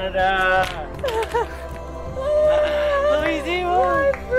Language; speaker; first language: Spanish; early bilingual, heritage; English